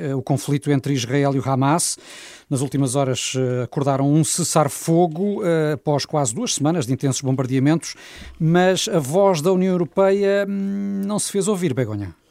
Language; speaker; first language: Portuguese; native; Portuguese